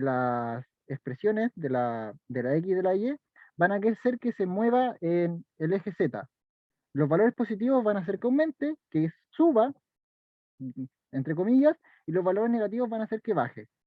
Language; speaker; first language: Spanish; native; Spanish